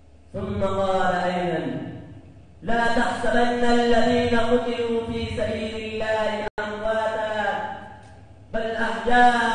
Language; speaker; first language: Arabic; non-native, fluent; Urdu